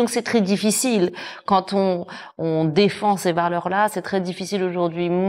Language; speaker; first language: French; native; French